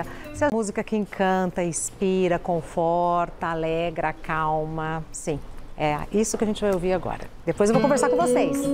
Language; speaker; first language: Portuguese; native; Portuguese